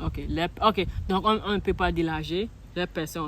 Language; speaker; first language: French; non-native, learner; Akan